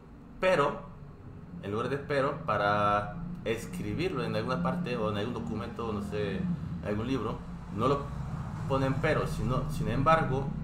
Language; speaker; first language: Spanish; non-native, fluent; Korean